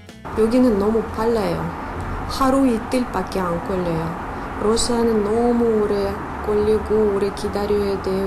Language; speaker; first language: Korean; non-native, learner; Russian